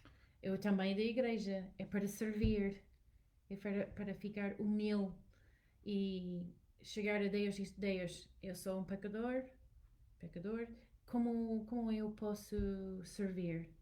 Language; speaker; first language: Portuguese; non-native, learner; English